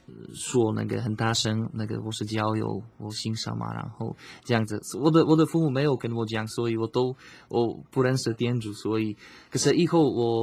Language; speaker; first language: Chinese; non-native, fluent; Slovak